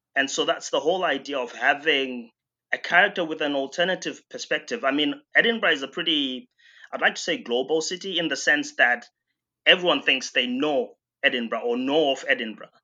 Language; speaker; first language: English; non-native, local second language; Shona